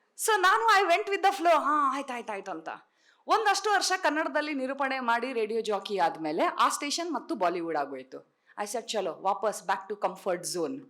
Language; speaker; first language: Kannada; non-native, local second language; Tulu